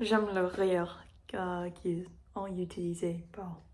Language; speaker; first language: French; non-native, learner; English